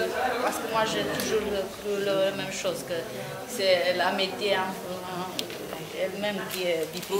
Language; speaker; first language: French; non-native, fluent; Romanian